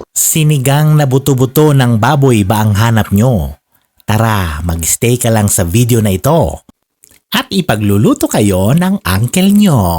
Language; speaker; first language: Filipino; non-native, local second language; Iloko